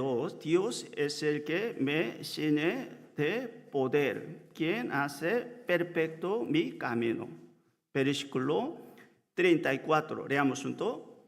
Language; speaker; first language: Spanish; non-native, learner; Korean